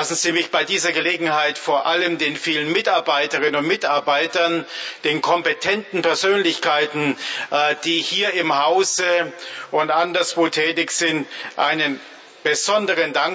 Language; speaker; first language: German; native; German